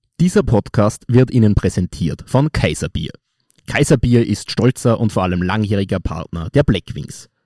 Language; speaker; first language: German; native; German